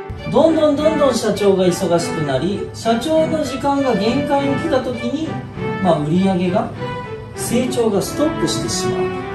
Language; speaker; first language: Japanese; native; Japanese